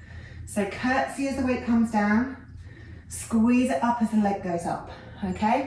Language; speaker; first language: English; native; English